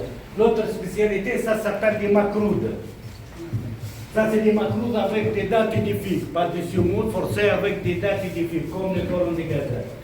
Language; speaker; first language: French; non-native, learner; Arabic